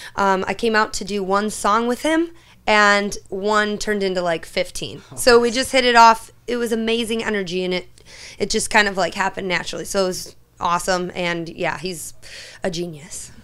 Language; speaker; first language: English; native; English